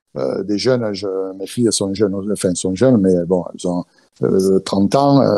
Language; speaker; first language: French; native; French